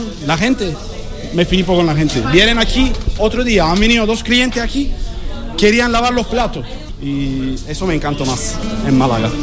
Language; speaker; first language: Spanish; non-native, learner; Turkish